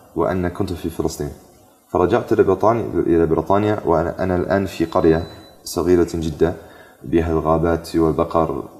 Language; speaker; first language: Arabic; non-native, fluent; English